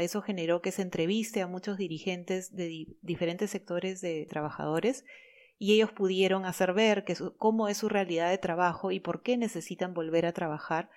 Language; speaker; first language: Spanish; native; Spanish